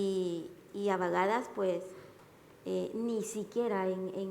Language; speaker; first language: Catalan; non-native, learner; Spanish